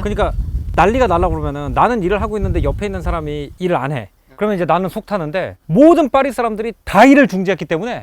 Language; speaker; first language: Korean; native; Korean